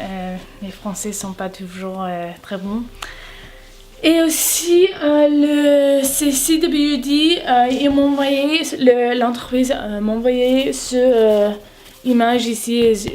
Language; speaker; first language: French; non-native, learner; English